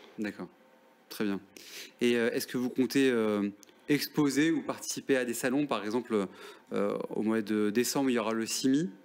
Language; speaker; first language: French; native; French